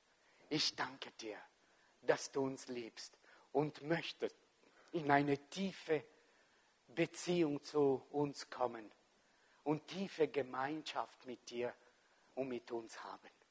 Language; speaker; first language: German; non-native, fluent; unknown